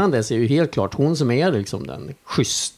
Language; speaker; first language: Swedish; native; Swedish